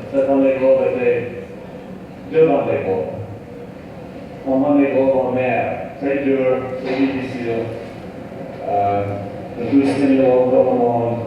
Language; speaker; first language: French; non-native, learner; English